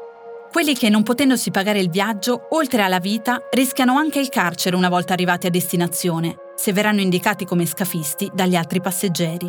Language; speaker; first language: Italian; native; Italian